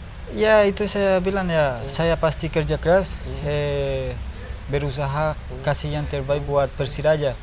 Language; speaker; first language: Indonesian; non-native, learner; Spanish